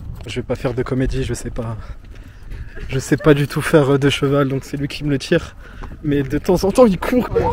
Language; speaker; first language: French; native; French